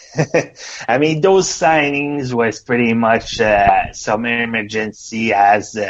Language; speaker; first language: English; non-native, fluent; French